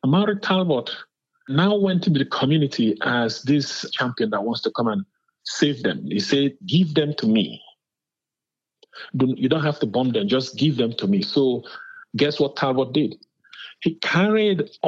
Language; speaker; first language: English; non-native, local second language; Igbo